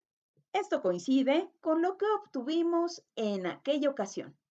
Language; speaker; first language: Spanish; native; Spanish